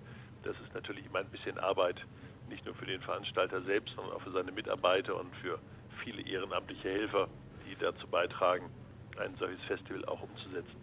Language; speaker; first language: German; native; German